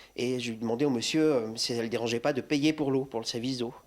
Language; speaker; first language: French; native; French